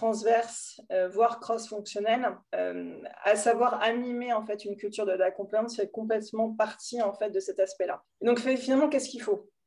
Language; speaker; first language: French; native; French